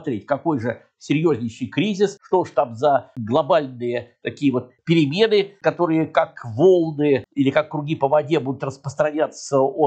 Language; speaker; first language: Russian; native; Russian